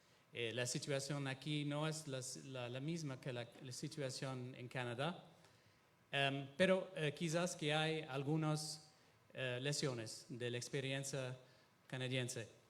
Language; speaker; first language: Spanish; non-native, fluent; Italian